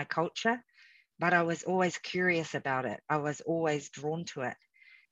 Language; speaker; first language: English; native; English